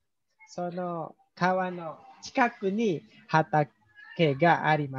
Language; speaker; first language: Japanese; non-native, learner; Indonesian